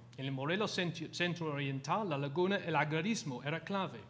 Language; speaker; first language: Spanish; non-native, fluent; English